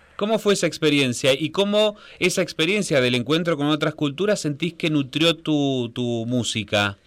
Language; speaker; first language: Spanish; native; Spanish